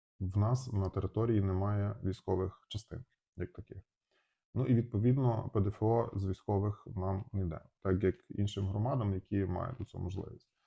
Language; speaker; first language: Ukrainian; native; Ukrainian